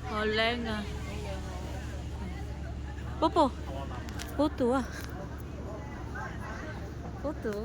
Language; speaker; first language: Cantonese; non-native, learner; Filipino